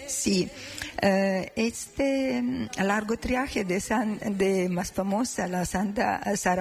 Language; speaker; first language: Spanish; non-native, learner; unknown